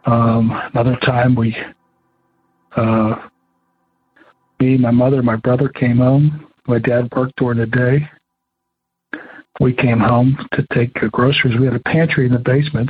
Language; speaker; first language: English; native; English